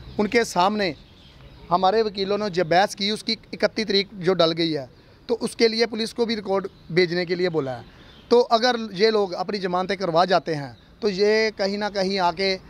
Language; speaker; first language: Hindi; non-native, local second language; Punjabi